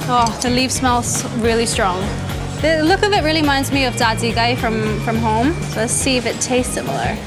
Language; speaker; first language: English; non-native, local second language; Cantonese